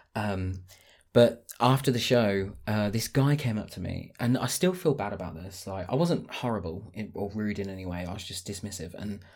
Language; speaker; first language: English; native; English